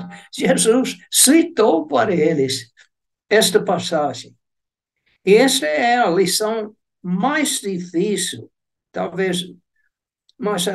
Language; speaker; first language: Portuguese; non-native, fluent; English